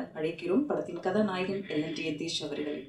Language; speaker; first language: Tamil; native; Tamil